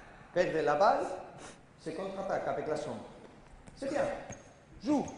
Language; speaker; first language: French; non-native, learner; Spanish